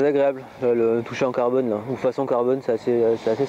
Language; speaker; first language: French; native; French